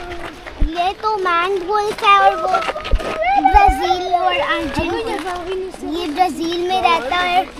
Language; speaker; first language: Hindi; early bilingual, heritage; Urdu